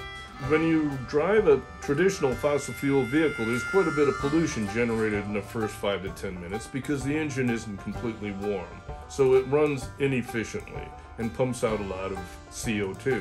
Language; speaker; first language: English; native; English